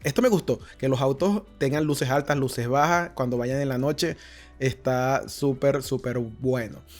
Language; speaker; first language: Spanish; native; Spanish